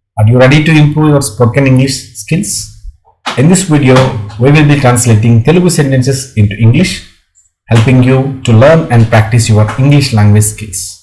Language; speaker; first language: English; non-native, local second language; Telugu